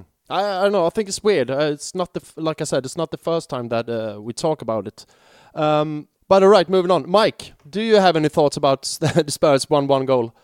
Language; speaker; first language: English; non-native, fluent; Swedish